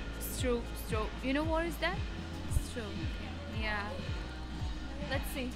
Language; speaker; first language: English; non-native, learner; Uzbek